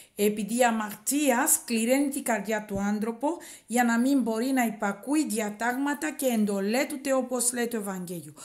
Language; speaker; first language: Greek; non-native, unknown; Swahili